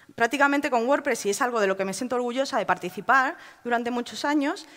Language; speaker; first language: Spanish; native; Spanish